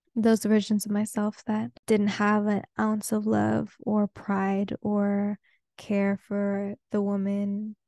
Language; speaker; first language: English; early bilingual, other home language; Spanish